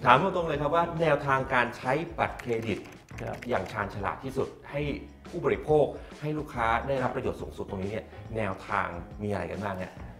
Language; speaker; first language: Thai; native; Thai